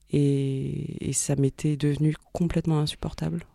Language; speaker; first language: French; native; French